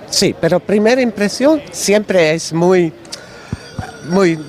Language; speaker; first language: Spanish; non-native, learner; English